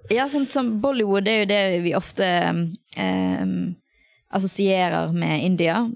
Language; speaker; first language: Norwegian; early bilingual, other home language; Tamil